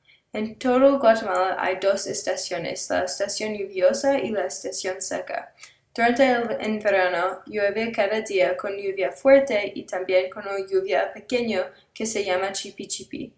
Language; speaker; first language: Spanish; non-native, learner; English